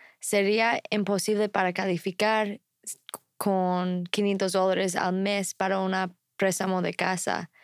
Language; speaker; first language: Spanish; non-native, fluent; English